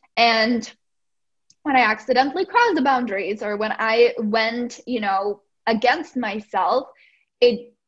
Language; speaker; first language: English; non-native, fluent; Czech